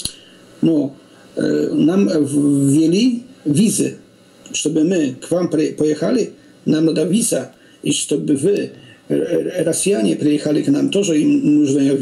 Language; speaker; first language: Russian; non-native, learner; Polish